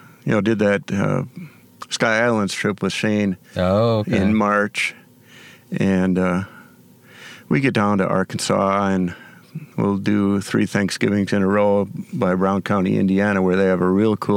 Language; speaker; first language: English; native; English